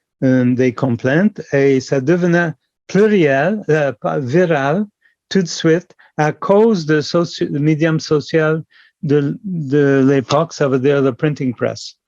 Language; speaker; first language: French; non-native, local second language; English